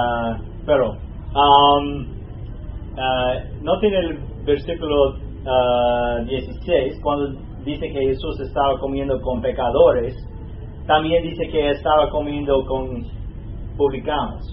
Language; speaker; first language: Spanish; non-native, fluent; English